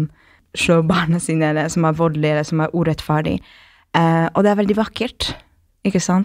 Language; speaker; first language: Norwegian; non-native, fluent; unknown